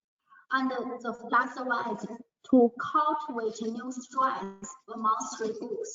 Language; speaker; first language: English; non-native, learner; Chinese